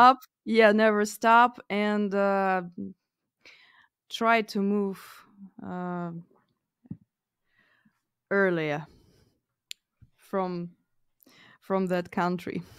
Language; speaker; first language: English; non-native, fluent; Russian